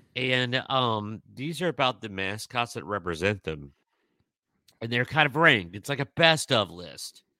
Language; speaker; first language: English; native; English